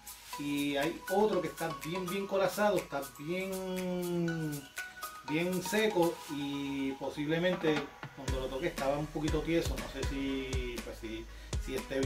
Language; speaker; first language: Spanish; native; Spanish